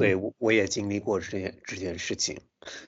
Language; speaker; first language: Chinese; non-native, fluent; English